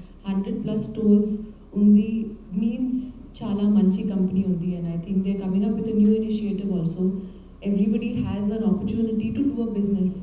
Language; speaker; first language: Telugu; non-native, learner; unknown